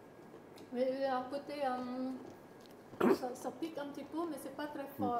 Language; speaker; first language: French; non-native, learner; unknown